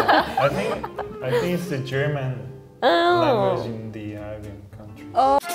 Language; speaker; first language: English; non-native, fluent; Persian